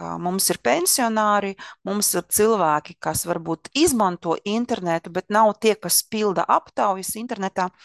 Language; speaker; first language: Latvian; non-native, local second language; Russian